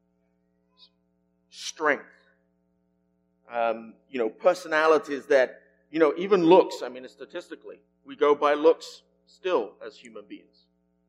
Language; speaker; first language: English; native; English